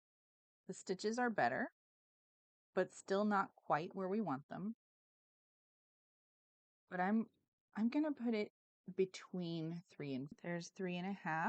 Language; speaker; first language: English; native; English